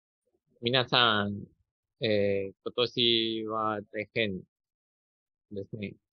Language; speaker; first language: Japanese; non-native, learner; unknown